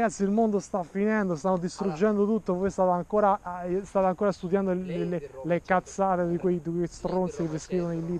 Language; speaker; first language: Italian; native; Italian